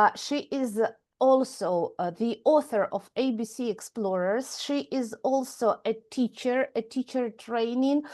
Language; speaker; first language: English; non-native, fluent; Ukrainian